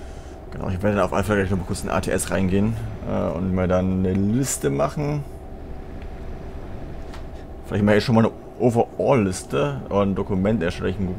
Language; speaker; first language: German; native; German